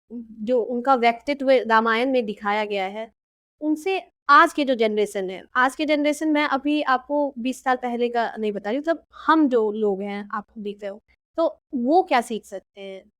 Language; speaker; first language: Hindi; native; Hindi